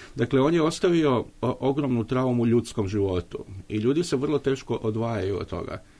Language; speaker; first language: Croatian; native; Croatian